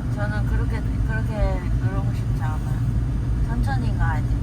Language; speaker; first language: Korean; native; Korean